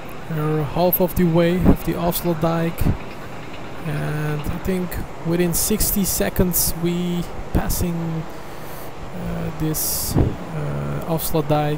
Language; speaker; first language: English; non-native, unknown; Turkish